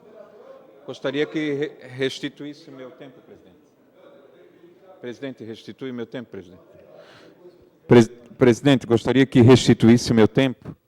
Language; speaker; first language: Portuguese; native; Portuguese